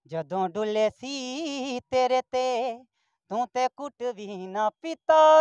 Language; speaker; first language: Hindi; native; Hindi